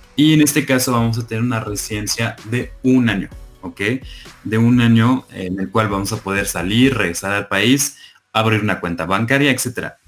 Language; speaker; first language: Spanish; non-native, fluent; French